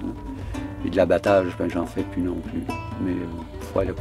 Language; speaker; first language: French; native; French